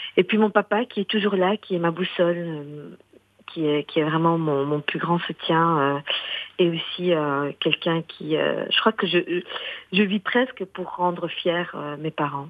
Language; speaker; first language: French; early bilingual, other home language; Arabic